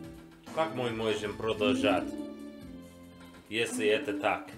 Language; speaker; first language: Russian; non-native, learner; English